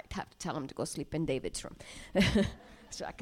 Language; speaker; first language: English; non-native, fluent; Spanish